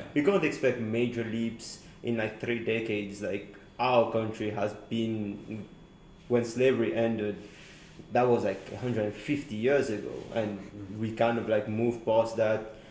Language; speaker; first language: English; non-native, fluent; Morisyen